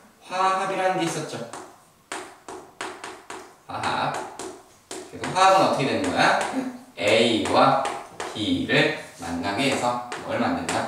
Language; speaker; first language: Korean; native; Korean